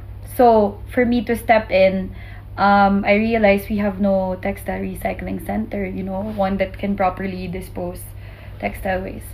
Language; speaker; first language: English; non-native, local second language; Filipino